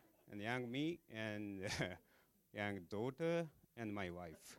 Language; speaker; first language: English; non-native, fluent; Japanese